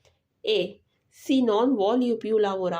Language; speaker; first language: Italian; non-native, fluent; Urdu